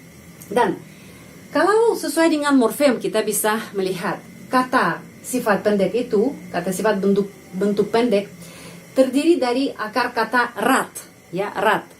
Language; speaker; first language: Indonesian; non-native, fluent; Russian